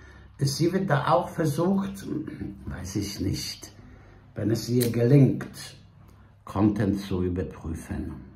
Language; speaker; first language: German; non-native, fluent; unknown